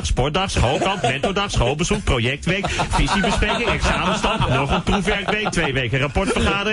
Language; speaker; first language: Dutch; native; Dutch